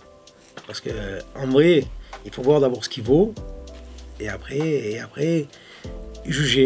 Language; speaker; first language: French; native; French